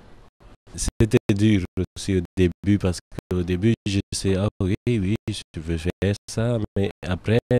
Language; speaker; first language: French; non-native, local second language; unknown